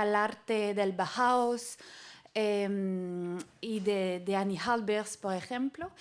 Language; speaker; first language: Spanish; non-native, fluent; French